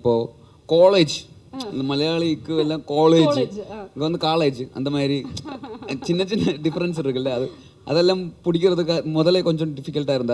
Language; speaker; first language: Tamil; non-native, learner; Malayalam